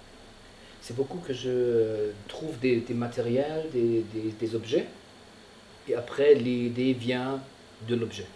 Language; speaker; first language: French; non-native, fluent; German